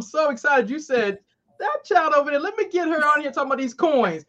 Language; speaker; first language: English; native; English